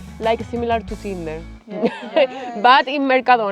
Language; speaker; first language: English; non-native, learner; Spanish